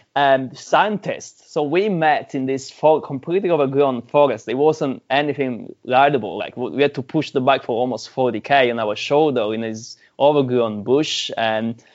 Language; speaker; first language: English; non-native, fluent; Italian